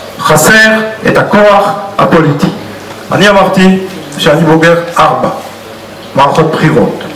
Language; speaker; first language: Hebrew; non-native, fluent; French